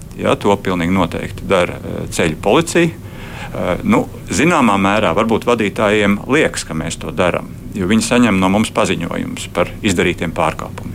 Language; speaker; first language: Latvian; native; Latvian